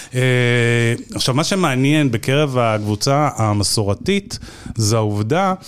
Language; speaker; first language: Hebrew; early bilingual, other home language; Arabic